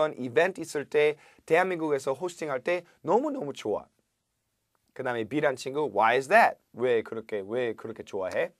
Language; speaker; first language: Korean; non-native, fluent; English